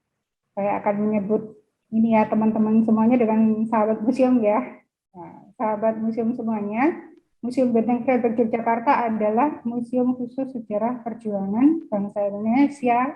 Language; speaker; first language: Indonesian; native; Indonesian